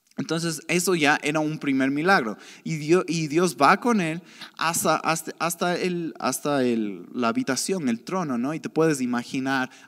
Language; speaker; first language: Spanish; native; Spanish